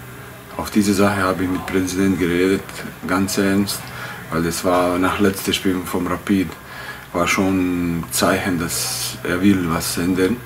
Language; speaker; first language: German; non-native, fluent; Bosnian